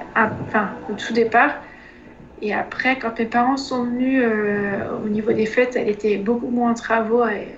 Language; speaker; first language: French; native; French